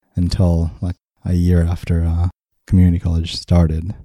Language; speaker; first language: English; early bilingual, other home language; Hebrew